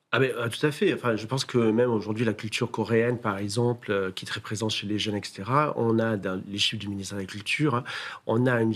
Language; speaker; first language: French; native; French